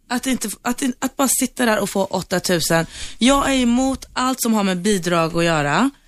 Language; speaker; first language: Swedish; early bilingual, other home language; Turkish